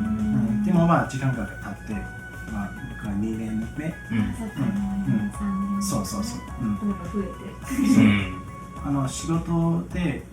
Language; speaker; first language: Japanese; non-native, fluent; English